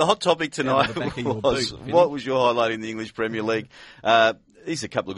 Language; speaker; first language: English; native; English